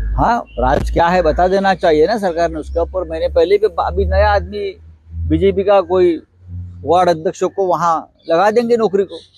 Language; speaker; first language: Hindi; non-native, local second language; Marathi